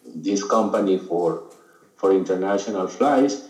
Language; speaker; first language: English; non-native, fluent; Spanish